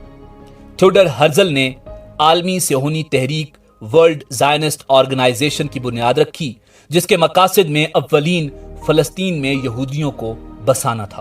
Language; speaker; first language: Urdu; native; Urdu